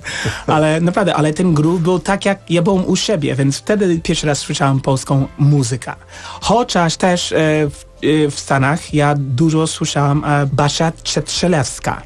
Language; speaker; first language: Polish; non-native, fluent; English